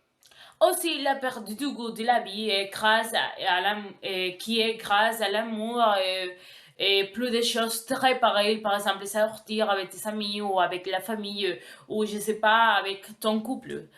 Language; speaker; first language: French; non-native, learner; Spanish